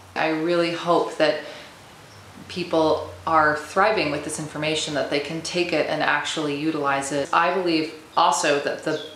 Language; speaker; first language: English; native; English